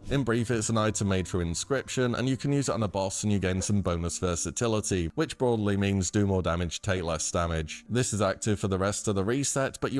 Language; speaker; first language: English; native; English